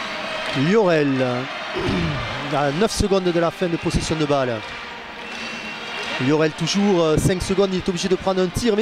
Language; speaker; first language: French; native; French